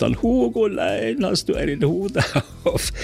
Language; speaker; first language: German; native; German